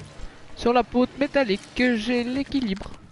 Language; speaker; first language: French; native; French